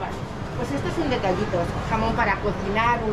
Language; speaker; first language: Spanish; native; Spanish